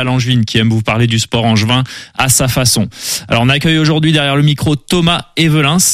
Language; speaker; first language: French; native; French